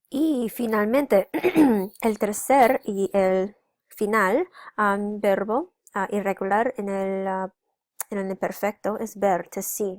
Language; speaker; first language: Spanish; non-native, fluent; English